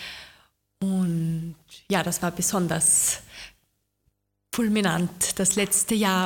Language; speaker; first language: German; native; German